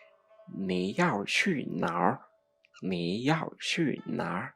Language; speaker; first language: Chinese; non-native, fluent; Lao